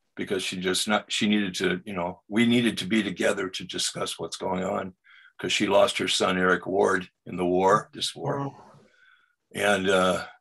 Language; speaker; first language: English; native; English